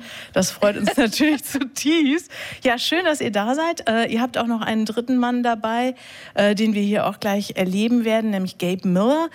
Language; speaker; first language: German; native; German